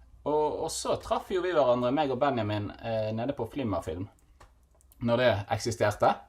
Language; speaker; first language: Norwegian; native; Norwegian